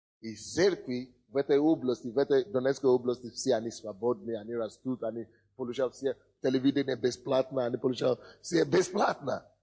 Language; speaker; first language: Russian; non-native, fluent; Yoruba